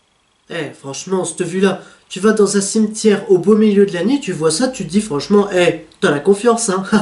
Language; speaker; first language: French; native; French